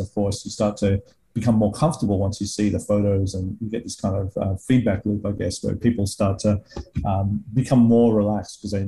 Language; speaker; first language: English; native; English